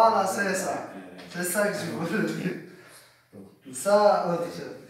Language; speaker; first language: French; non-native, learner; Persian